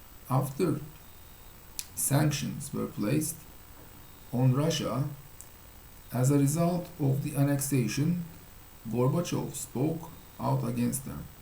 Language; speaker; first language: English; non-native, fluent; Turkish